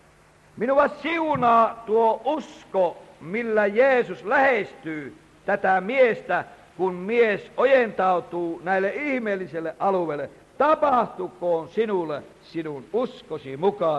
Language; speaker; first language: Finnish; native; Finnish